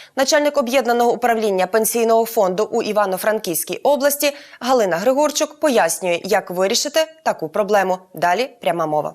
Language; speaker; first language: Ukrainian; native; Ukrainian